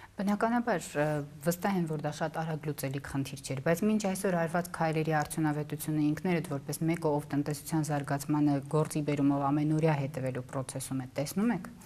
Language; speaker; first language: Armenian; native; Armenian